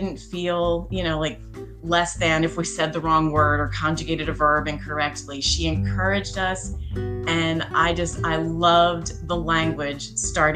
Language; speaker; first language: English; native; English